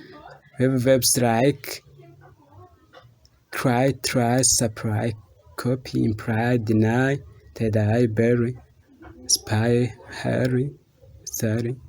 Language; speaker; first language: English; non-native, fluent; Rundi